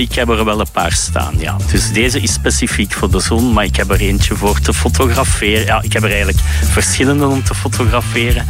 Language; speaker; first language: Dutch; native; Dutch